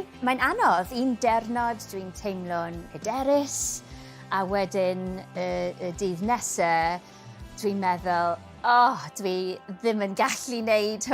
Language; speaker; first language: Welsh; non-native, local second language; English